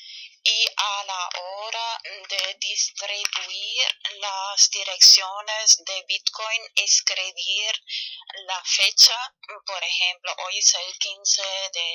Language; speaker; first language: Spanish; non-native, fluent; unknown